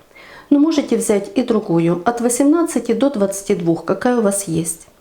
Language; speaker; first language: Russian; native; Russian